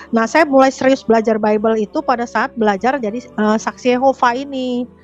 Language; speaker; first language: Indonesian; native; Indonesian